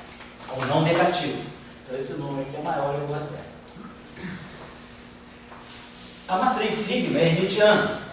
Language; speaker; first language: Portuguese; native; Portuguese